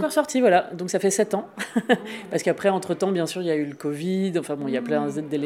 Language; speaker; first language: French; native; French